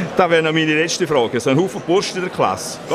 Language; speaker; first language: German; native; German